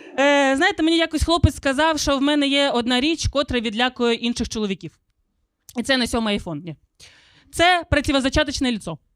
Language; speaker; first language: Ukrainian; non-native, local second language; Russian